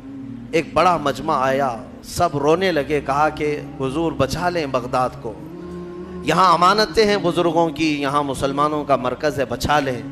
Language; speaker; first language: Urdu; native; Urdu